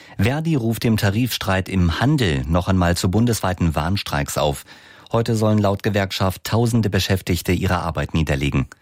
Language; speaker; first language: German; native; German